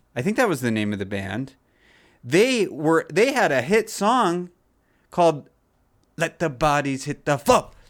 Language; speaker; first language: English; native; English